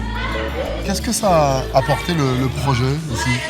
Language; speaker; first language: French; native; French